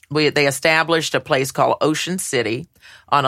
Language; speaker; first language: English; native; English